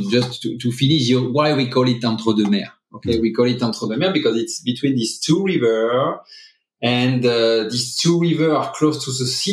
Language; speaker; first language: English; non-native, fluent; French